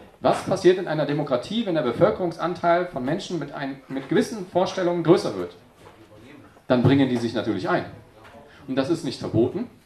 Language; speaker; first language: German; native; German